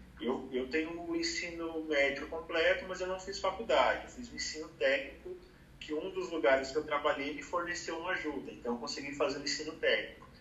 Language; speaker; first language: Portuguese; native; Portuguese